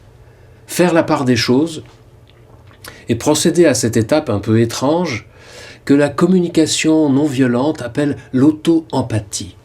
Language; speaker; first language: French; native; French